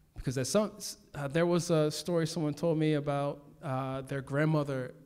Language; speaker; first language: English; native; English